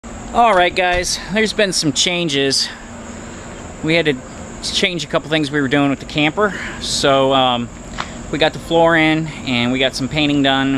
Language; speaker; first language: English; native; English